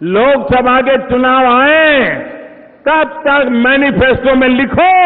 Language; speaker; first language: Hindi; non-native, local second language; Gujarati